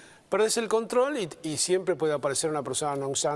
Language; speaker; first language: Spanish; native; Spanish